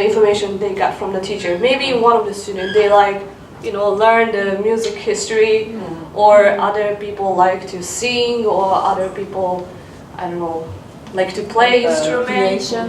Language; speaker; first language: English; non-native, learner; Japanese